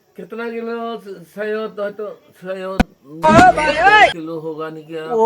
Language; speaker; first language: Hindi; non-native, local second language; Mizo